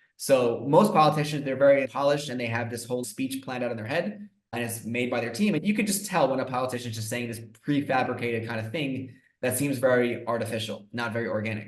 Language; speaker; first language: English; native; English